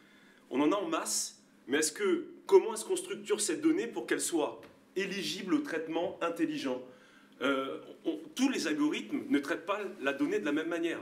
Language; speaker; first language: French; native; French